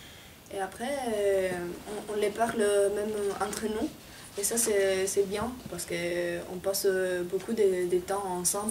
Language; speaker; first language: French; non-native, fluent; Italian